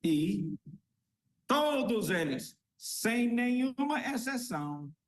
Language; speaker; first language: Portuguese; non-native, fluent; English